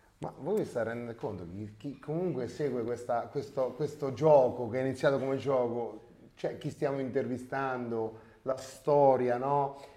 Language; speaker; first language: Italian; native; Italian